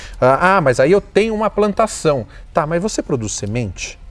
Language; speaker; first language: Portuguese; native; Portuguese